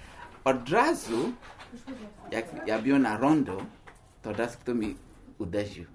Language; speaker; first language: Polish; non-native, learner; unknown